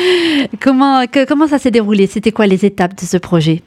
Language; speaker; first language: French; native; French